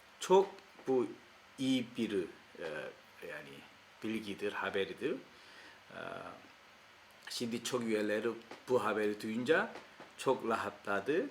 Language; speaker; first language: Turkish; non-native, fluent; Korean